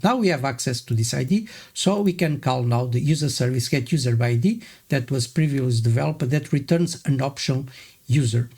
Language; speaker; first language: English; non-native, fluent; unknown